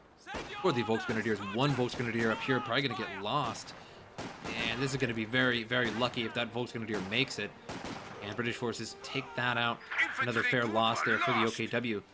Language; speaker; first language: English; native; English